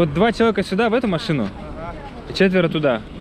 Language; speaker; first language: Russian; native; Russian